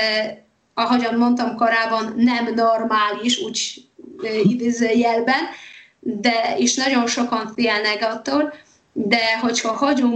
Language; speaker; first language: Hungarian; non-native, fluent; Polish